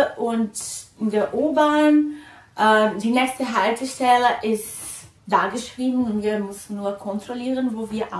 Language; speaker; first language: German; non-native, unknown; Portuguese